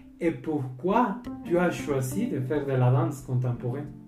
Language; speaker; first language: French; non-native, learner; Spanish